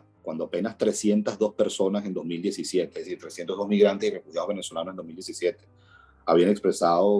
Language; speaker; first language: Spanish; native; Spanish